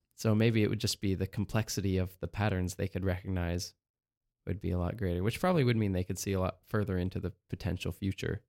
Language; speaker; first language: English; native; English